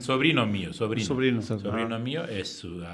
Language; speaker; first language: Spanish; non-native, fluent; Tamil